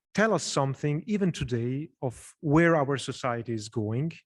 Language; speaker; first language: English; non-native, fluent; Italian